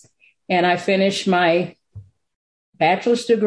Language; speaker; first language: English; native; English